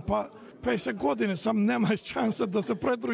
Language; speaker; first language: Macedonian; early bilingual, heritage; Macedonian